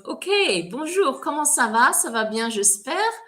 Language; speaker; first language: French; non-native, fluent; English